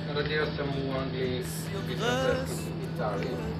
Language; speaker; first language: Bulgarian; non-native, learner; Serbian